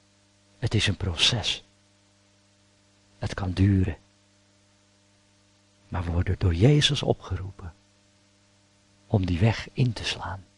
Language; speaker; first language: Dutch; native; Dutch